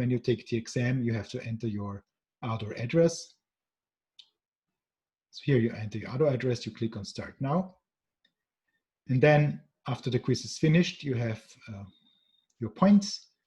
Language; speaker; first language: English; non-native, fluent; German